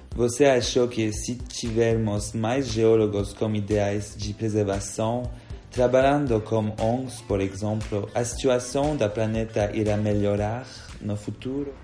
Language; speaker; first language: Portuguese; non-native, fluent; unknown